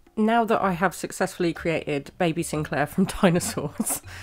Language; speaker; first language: English; native; English